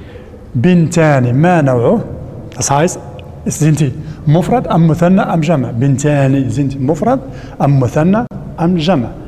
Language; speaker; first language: German; non-native, learner; Arabic